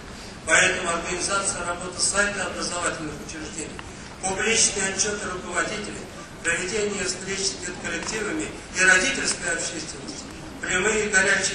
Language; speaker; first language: Russian; native; Russian